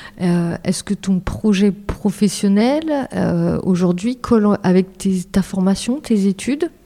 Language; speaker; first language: French; native; French